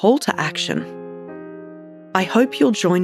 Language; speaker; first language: English; native; English